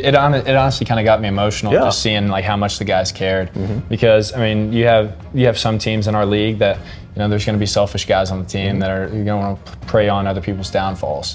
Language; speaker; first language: English; native; English